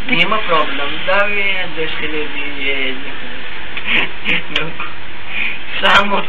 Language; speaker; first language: Bulgarian; non-native, learner; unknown